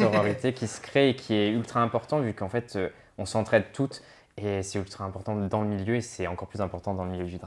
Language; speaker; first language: French; native; French